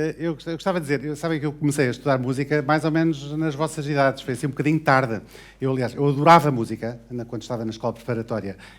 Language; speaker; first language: Portuguese; native; Portuguese